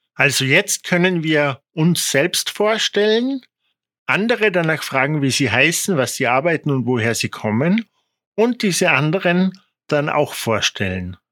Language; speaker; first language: German; native; German